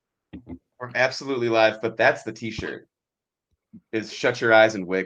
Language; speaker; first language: English; native; English